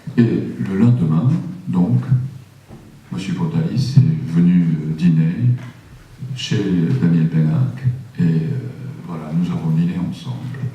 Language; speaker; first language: French; non-native, fluent; Japanese